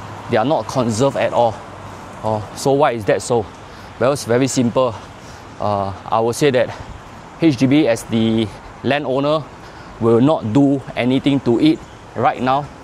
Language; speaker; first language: English; non-native, local second language; Chinese